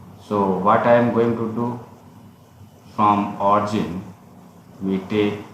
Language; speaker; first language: English; non-native, local second language; Hindi